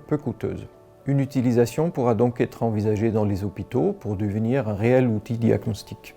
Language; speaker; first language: French; native; French